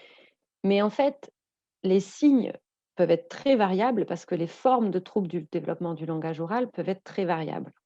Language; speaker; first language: French; native; French